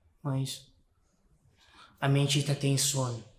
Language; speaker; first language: Portuguese; non-native, fluent; Spanish